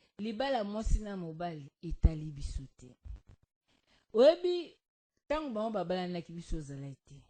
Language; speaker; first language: Lingala; native; Lingala